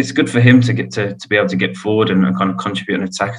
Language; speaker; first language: English; native; English